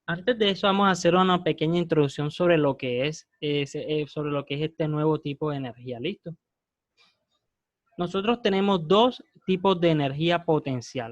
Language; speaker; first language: Spanish; native; Spanish